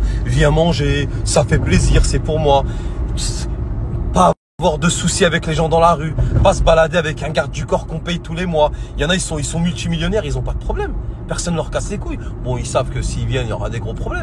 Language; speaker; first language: French; native; French